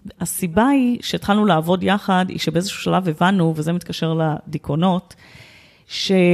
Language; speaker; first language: Hebrew; native; Hebrew